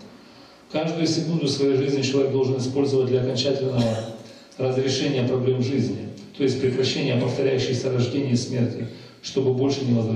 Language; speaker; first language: Russian; native; Russian